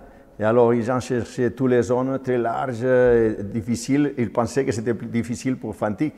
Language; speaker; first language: French; non-native, fluent; Spanish